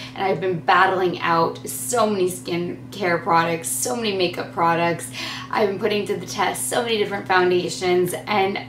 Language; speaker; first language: English; native; English